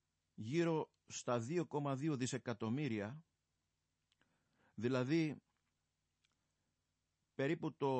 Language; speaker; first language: Greek; native; Greek